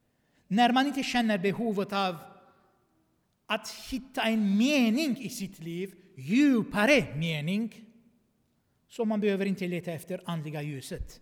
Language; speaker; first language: Swedish; non-native, fluent; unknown